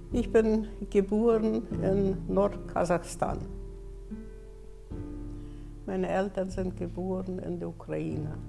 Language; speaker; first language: German; early bilingual, heritage; German